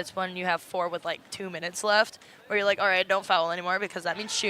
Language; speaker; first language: English; native; English